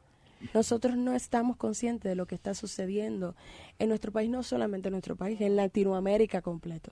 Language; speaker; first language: Spanish; native; Spanish